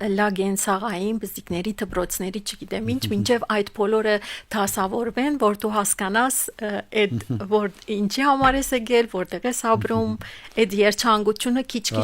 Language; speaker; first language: Armenian; early bilingual, heritage; Armenian